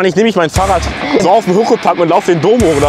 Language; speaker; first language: German; native; German